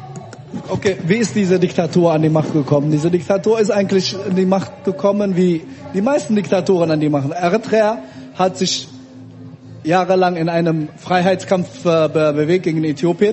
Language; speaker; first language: German; early bilingual, other home language; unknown